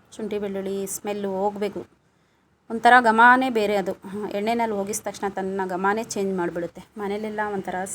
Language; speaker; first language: Kannada; non-native, local second language; Urdu